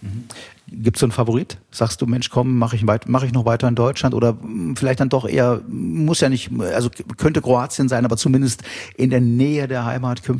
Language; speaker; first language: German; native; German